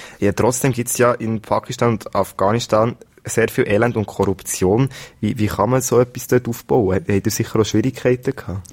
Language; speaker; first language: German; native; German